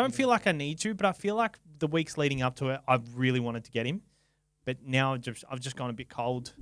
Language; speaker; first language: English; native; English